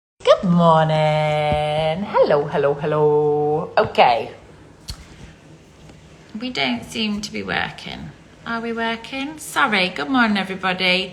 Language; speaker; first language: English; native; English